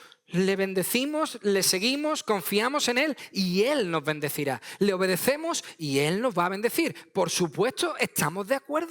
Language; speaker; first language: Spanish; native; Spanish